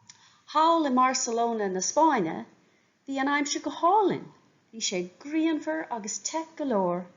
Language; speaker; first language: Irish; non-native, fluent; English